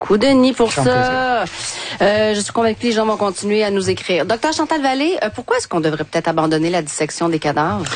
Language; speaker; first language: French; native; French